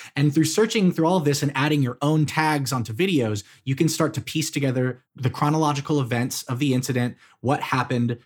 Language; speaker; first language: English; native; English